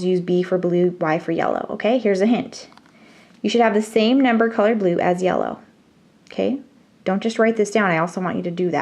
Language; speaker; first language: English; native; English